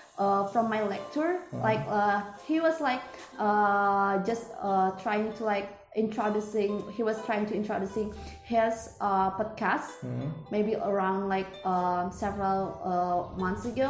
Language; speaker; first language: English; non-native, learner; Indonesian